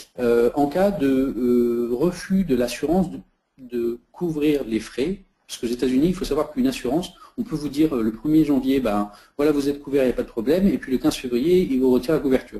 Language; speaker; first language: French; native; French